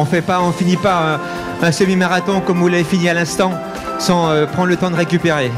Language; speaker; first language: French; native; French